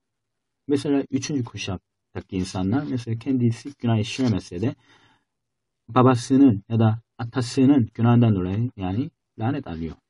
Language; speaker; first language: Turkish; non-native, fluent; Korean